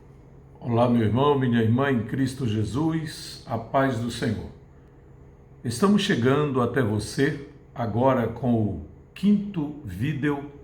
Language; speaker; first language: Portuguese; native; Portuguese